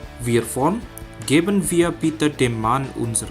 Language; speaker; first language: German; non-native, fluent; Indonesian